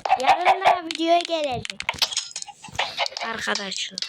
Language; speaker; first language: Turkish; native; Turkish